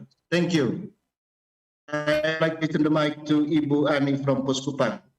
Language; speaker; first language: English; non-native, fluent; Indonesian